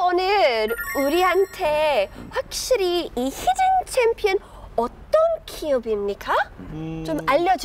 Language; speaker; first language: Korean; non-native, learner; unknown